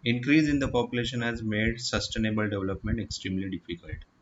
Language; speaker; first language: Hindi; non-native, local second language; Marathi